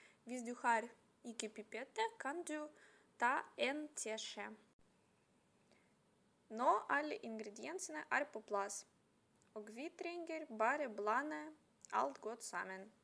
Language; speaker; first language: Swedish; non-native, learner; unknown